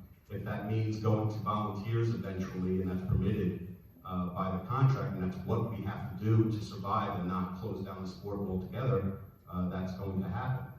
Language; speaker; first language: English; native; English